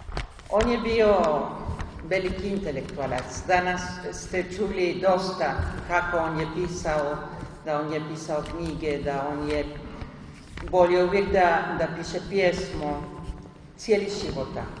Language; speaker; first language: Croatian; early bilingual, heritage; Spanish